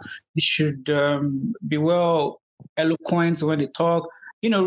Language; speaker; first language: English; non-native, local second language; Yoruba